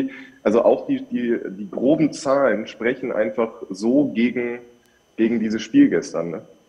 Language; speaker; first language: German; native; German